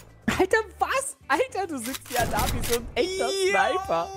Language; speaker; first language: German; native; German